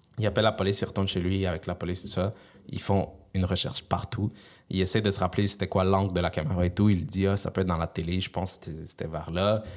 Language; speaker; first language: French; early bilingual, other home language; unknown